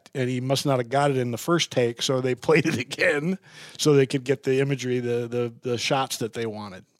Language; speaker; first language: English; native; English